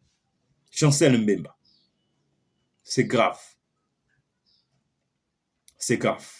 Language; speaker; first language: French; non-native, local second language; Lingala